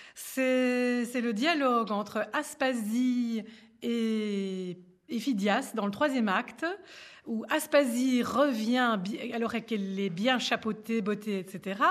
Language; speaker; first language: French; native; French